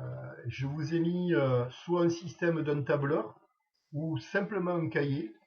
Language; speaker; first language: French; native; French